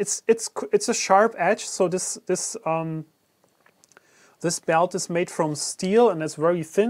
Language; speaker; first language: English; non-native, fluent; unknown